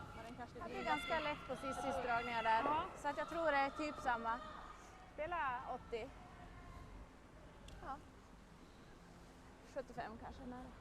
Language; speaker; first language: Swedish; native; Swedish